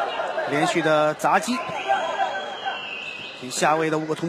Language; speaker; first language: Chinese; native; Chinese